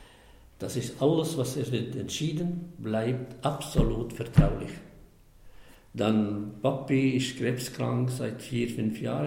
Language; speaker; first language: German; non-native, fluent; Arabic